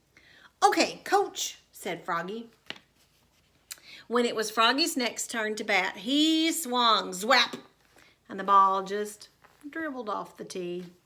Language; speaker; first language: English; native; English